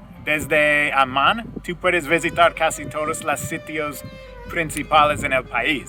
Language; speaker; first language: Spanish; non-native, fluent; English